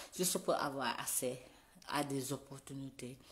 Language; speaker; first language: French; non-native, local second language; Wolof